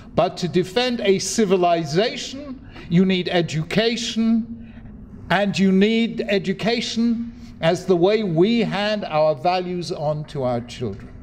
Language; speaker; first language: English; native; English